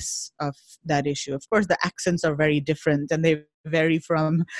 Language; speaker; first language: English; non-native, local second language; Hindi